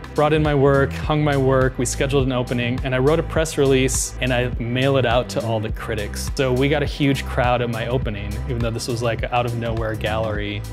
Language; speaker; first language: English; native; English